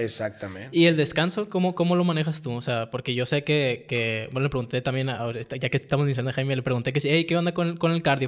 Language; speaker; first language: Spanish; native; Spanish